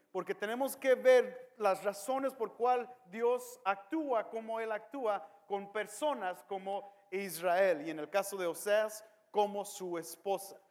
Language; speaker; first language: Spanish; early bilingual, heritage; Spanish